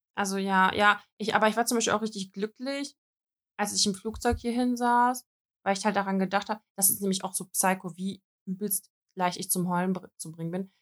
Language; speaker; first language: German; early bilingual, other home language; Russian